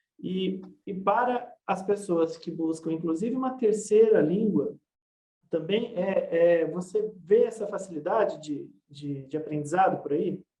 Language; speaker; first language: Portuguese; native; Portuguese